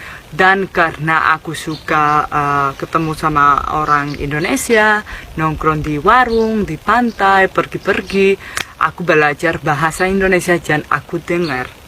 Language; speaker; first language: Indonesian; non-native, fluent; Spanish